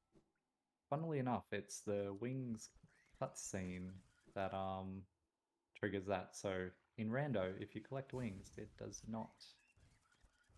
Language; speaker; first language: English; native; English